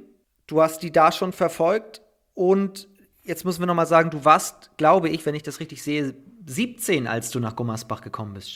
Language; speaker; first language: German; native; German